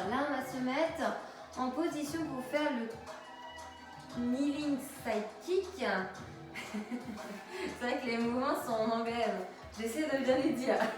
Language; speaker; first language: French; native; French